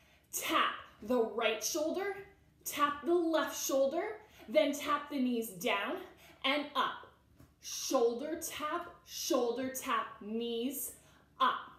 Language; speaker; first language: English; native; English